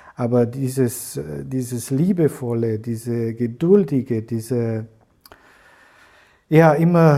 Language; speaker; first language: German; non-native, fluent; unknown